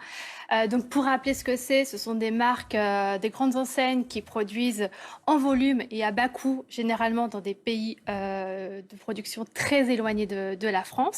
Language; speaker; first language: French; native; French